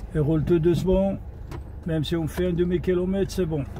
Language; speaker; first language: French; non-native, local second language; Arabic